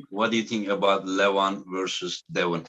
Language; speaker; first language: English; non-native, fluent; Turkish